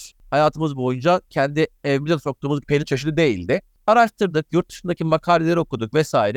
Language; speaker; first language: Turkish; native; Turkish